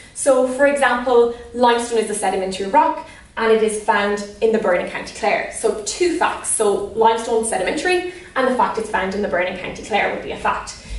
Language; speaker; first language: English; native; English